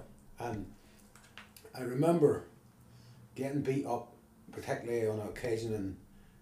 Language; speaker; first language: English; native; English